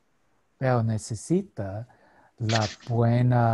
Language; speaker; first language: Spanish; non-native, fluent; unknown